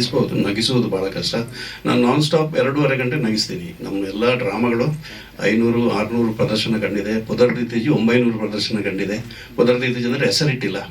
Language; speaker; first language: Kannada; non-native, local second language; Tulu